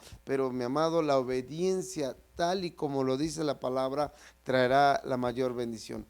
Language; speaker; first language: Spanish; native; Spanish